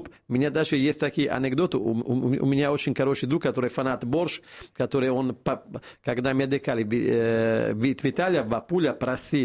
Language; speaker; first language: Russian; non-native, fluent; Italian